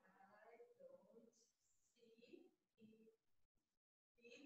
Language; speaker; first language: English; non-native, learner; Portuguese